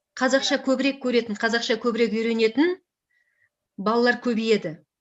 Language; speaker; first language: Kazakh; native; Kazakh